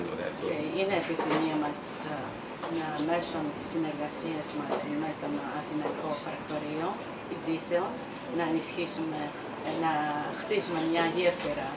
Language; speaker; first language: Greek; non-native, fluent; Chinese